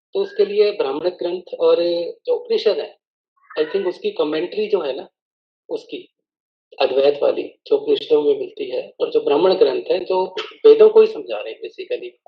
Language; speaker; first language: Hindi; non-native, local second language; Punjabi